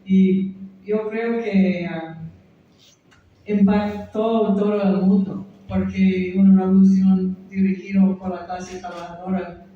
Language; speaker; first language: Spanish; non-native, learner; English